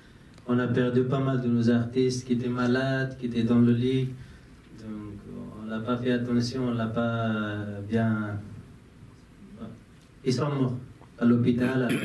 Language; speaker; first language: French; non-native, fluent; Persian